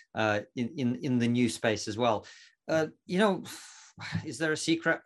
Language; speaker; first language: English; non-native, fluent; Russian